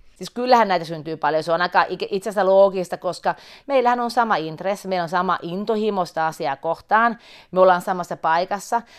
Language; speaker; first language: Finnish; native; Finnish